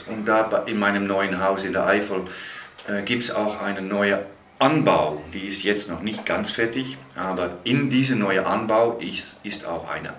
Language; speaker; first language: German; non-native, fluent; Dutch